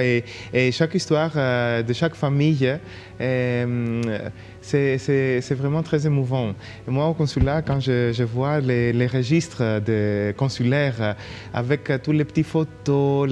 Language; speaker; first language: French; non-native, local second language; Greek